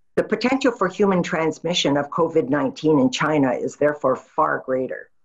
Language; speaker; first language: English; native; English